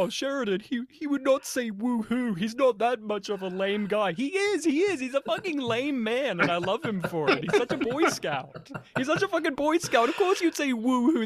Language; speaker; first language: English; native; English